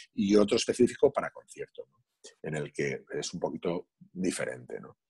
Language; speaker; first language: Spanish; non-native, local second language; Catalan